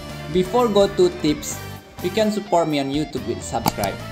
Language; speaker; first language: English; non-native, learner; Indonesian